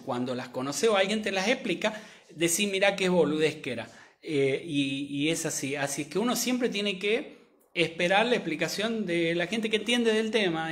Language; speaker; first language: Spanish; native; Spanish